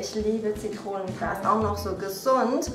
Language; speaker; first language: German; native; German